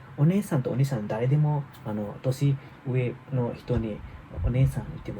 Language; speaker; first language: Japanese; non-native, learner; Manipuri